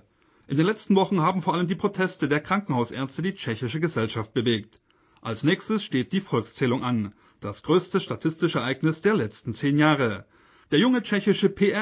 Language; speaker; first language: German; native; German